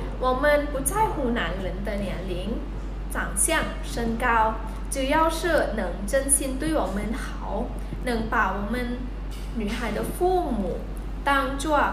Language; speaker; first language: Chinese; non-native, fluent; Lao